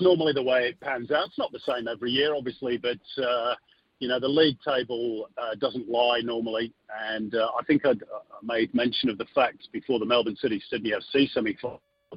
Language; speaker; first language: English; native; English